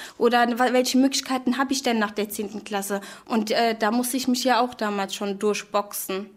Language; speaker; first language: German; early bilingual, other home language; Turkish